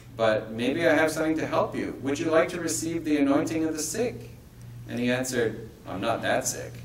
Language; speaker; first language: English; native; English